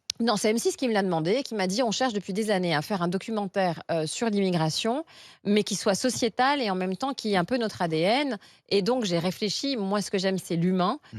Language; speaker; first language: French; native; French